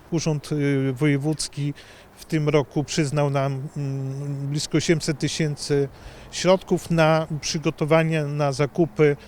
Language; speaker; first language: Polish; native; Polish